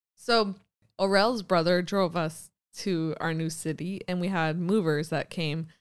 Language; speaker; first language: English; native; English